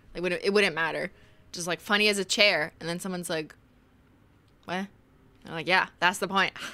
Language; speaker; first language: English; native; English